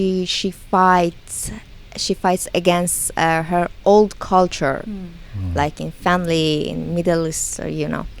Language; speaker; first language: English; non-native, learner; Persian